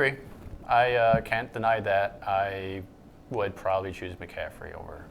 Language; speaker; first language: English; native; English